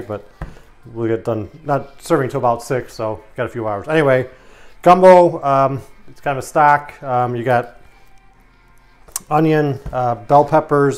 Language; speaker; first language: English; native; English